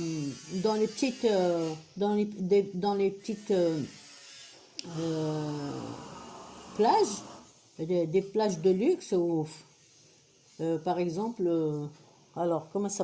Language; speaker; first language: French; non-native, local second language; Kabyle